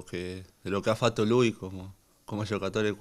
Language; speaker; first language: Italian; non-native, learner; Spanish